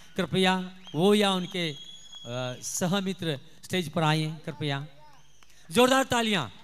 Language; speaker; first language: Hindi; non-native, local second language; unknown